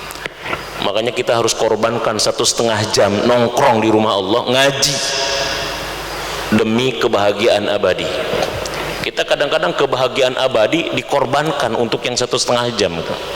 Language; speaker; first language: Indonesian; native; Indonesian